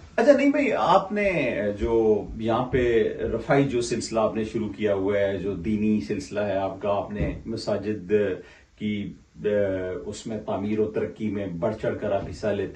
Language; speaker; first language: Hindi; native; Hindi